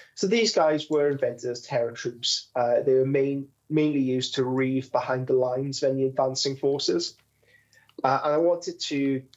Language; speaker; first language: English; native; English